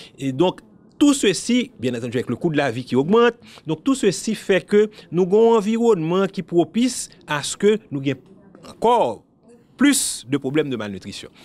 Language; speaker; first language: French; non-native, local second language; Haitian Creole